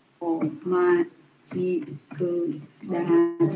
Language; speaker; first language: Japanese; non-native, fluent; Vietnamese